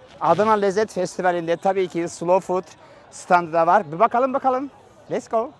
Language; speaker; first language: Turkish; native; Turkish